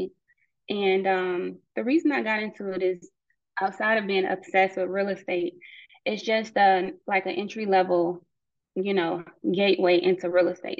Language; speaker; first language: English; native; English